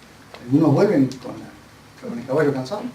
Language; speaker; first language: Spanish; native; Spanish